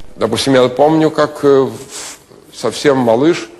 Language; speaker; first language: Russian; non-native, fluent; Lithuanian